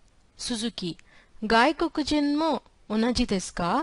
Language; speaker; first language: Japanese; non-native, fluent; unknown